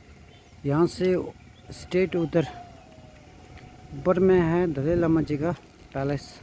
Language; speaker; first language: Hindi; non-native, local second language; Tibetan